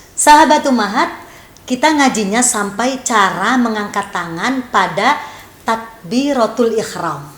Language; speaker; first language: Indonesian; non-native, local second language; Javanese